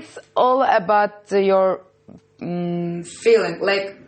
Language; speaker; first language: English; non-native, fluent; Turkish